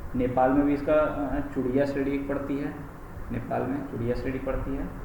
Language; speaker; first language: Hindi; native; Hindi